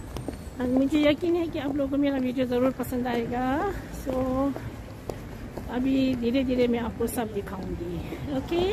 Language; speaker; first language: Hindi; non-native, local second language; Tibetan